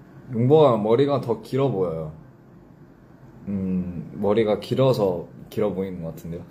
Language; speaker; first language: Korean; early bilingual, heritage; English